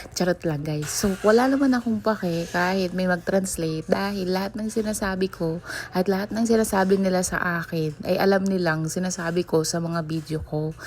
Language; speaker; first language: Filipino; native; Filipino